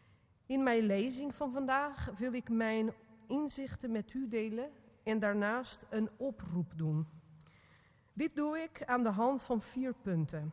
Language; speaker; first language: Dutch; non-native, fluent; Portuguese